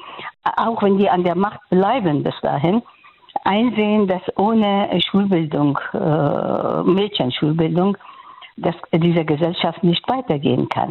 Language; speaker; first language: German; non-native, fluent; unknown